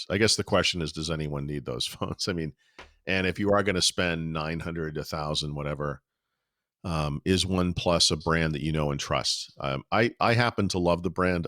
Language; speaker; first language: English; native; English